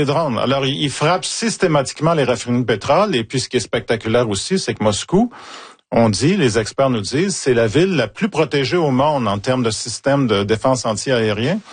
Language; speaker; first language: French; native; French